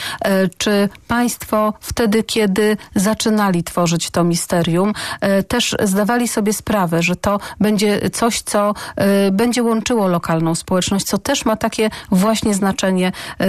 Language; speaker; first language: Polish; native; Polish